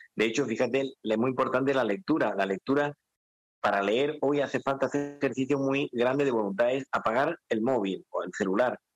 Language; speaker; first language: Spanish; native; Spanish